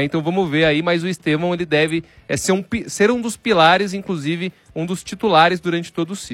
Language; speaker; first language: Portuguese; native; Portuguese